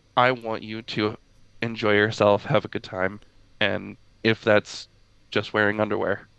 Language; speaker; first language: English; native; English